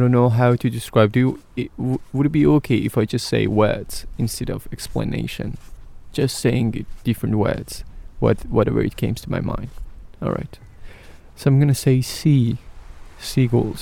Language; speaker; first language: English; non-native, fluent; Persian